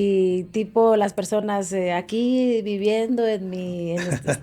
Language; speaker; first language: Spanish; native; Spanish